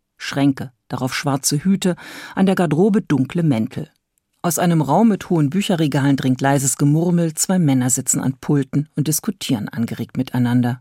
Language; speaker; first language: German; native; German